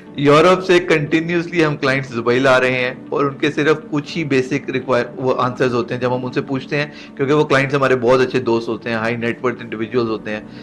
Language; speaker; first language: Urdu; native; Urdu